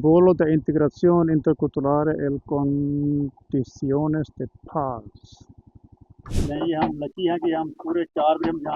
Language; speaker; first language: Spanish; non-native, learner; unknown